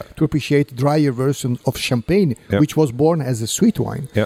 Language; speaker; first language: English; non-native, fluent; Italian